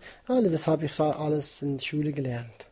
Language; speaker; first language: German; non-native, learner; Kurdish